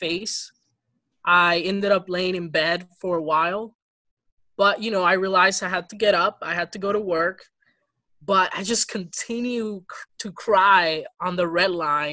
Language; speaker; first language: English; early bilingual, other home language; Spanish